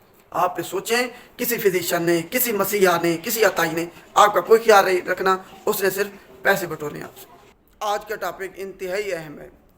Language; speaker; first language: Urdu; non-native, local second language; Punjabi